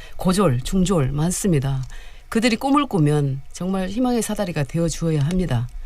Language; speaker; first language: Korean; native; Korean